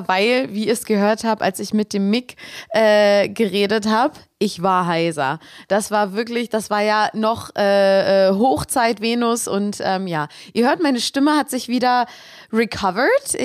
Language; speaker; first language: German; native; German